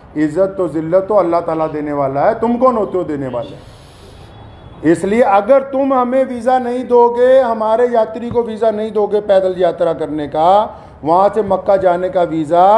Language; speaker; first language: Hindi; native; Hindi